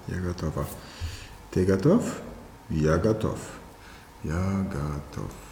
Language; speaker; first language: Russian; non-native, learner; German